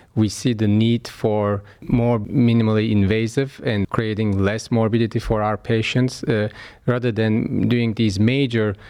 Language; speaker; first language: English; non-native, fluent; Turkish